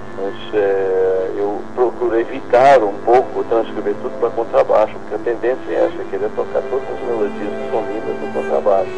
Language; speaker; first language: Portuguese; non-native, fluent; English